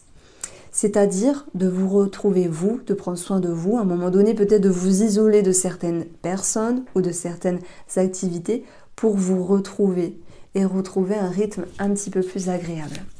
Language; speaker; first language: French; native; French